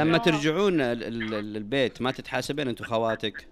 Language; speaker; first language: Arabic; native; Arabic